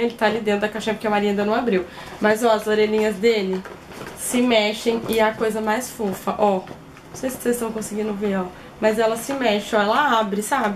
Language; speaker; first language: Portuguese; native; Portuguese